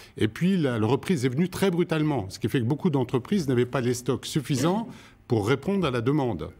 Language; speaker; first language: French; native; French